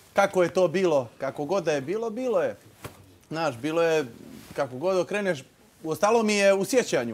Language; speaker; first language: Serbian; native; Serbian